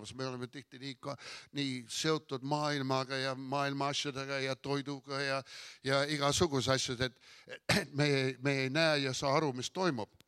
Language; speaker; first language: Estonian; early bilingual, heritage; Estonian